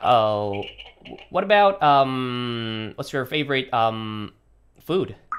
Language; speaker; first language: English; non-native, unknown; Korean